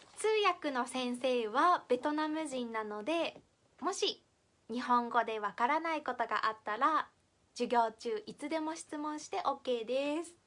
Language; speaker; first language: Japanese; native; Japanese